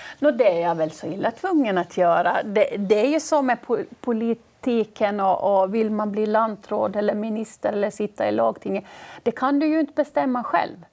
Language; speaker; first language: Swedish; native; Swedish